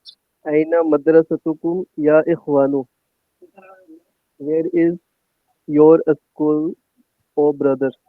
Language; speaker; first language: Arabic; non-native, learner; Urdu